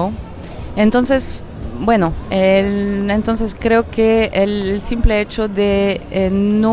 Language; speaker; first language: Spanish; non-native, fluent; French